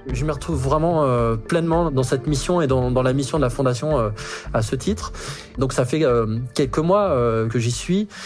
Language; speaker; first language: French; native; French